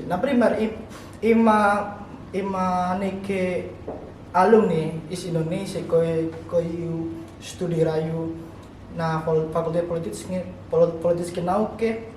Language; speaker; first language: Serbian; non-native, learner; Indonesian